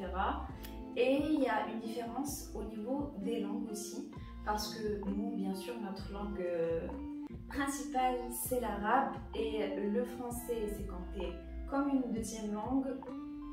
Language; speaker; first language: French; non-native, local second language; Arabic